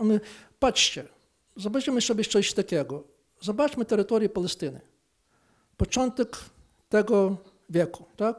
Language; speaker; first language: Polish; non-native, fluent; Ukrainian